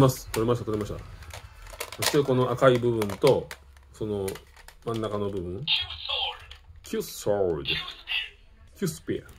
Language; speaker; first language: Japanese; native; Japanese